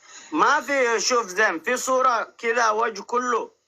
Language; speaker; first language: Arabic; non-native, learner; Oromo